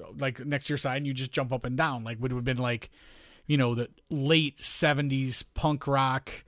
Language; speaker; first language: English; native; English